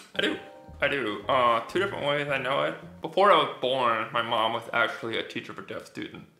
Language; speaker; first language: English; native; English